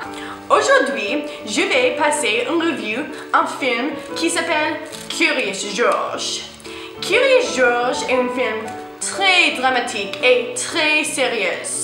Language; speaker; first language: French; non-native, learner; English